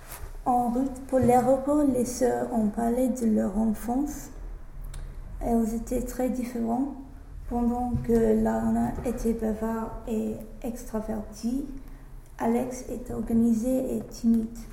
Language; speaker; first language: French; non-native, learner; English